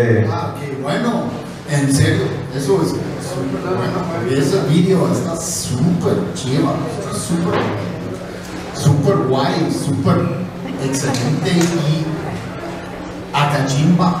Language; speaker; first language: Spanish; non-native, fluent; English